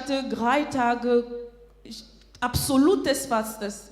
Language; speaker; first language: German; non-native, fluent; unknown